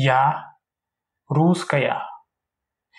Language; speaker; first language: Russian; non-native, learner; Portuguese